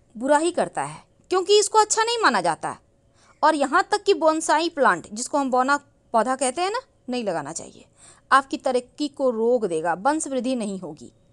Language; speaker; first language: Hindi; native; Hindi